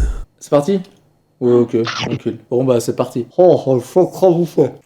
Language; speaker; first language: French; native; French